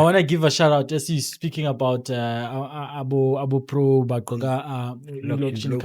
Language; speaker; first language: English; non-native, local second language; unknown